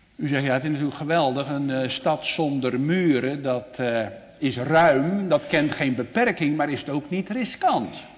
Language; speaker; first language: Dutch; native; Dutch